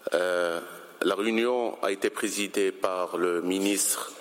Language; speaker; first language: French; non-native, local second language; Arabic